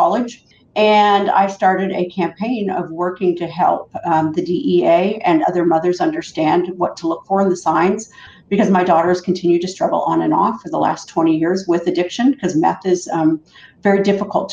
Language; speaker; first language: English; native; English